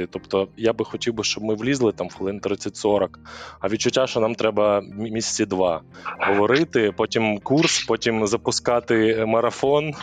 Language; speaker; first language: Ukrainian; native; Ukrainian